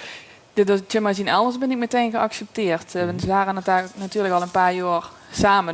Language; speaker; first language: Dutch; native; Dutch